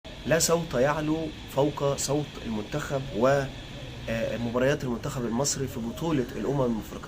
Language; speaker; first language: Arabic; native; Arabic